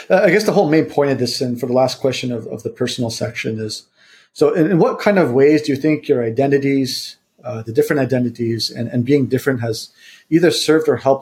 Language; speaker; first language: English; early bilingual, other home language; Vietnamese